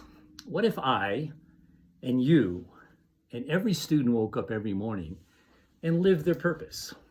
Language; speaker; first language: English; native; English